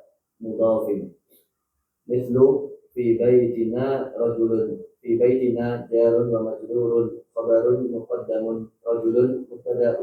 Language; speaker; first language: Arabic; non-native, learner; Indonesian